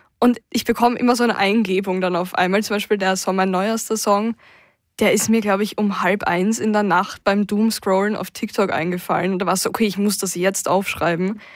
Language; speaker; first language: German; native; German